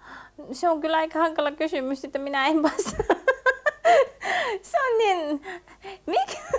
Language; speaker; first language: Finnish; non-native, learner; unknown